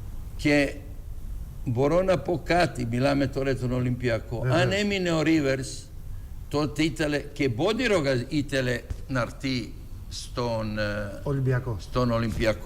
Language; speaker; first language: Greek; non-native, fluent; Serbian